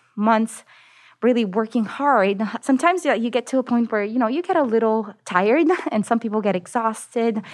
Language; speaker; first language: English; non-native, fluent; Italian